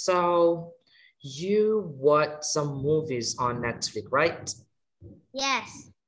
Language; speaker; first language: English; non-native, fluent; Indonesian